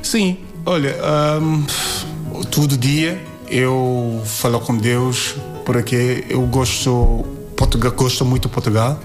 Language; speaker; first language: Portuguese; non-native, learner; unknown